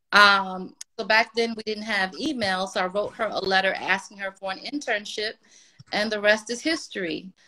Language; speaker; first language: English; native; English